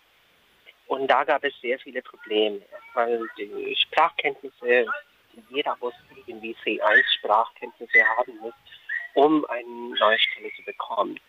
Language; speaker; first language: German; non-native, fluent; Urdu